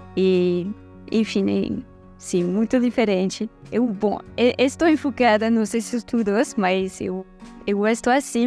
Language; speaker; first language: Portuguese; non-native, fluent; French